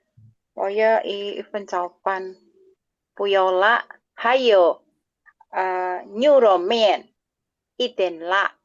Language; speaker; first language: Chinese; non-native, learner; Indonesian